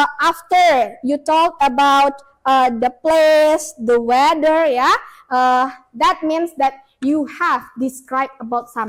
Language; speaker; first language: English; non-native, fluent; Indonesian